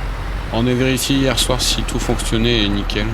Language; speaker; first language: French; native; French